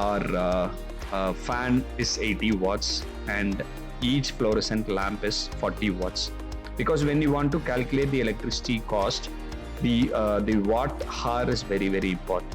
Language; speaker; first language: English; non-native, local second language; Tamil